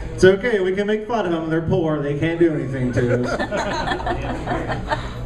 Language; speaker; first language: English; native; English